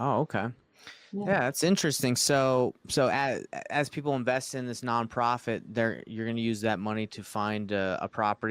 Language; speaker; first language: English; native; English